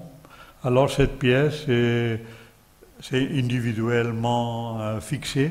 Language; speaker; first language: French; non-native, learner; Catalan